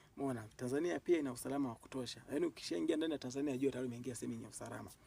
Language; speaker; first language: Swahili; native; Swahili